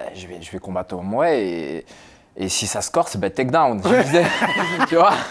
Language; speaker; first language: French; native; French